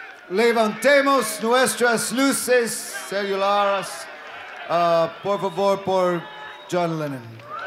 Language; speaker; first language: Spanish; non-native, learner; English